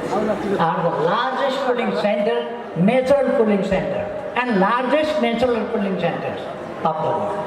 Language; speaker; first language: English; non-native, local second language; Nepali